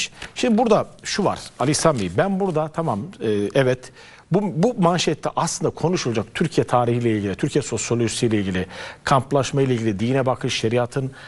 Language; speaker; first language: Turkish; native; Turkish